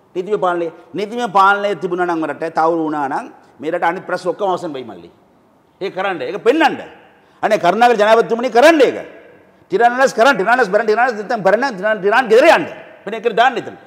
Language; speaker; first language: Sinhala; non-native, local second language; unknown